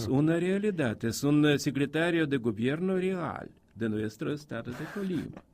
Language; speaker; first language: Spanish; non-native, fluent; Russian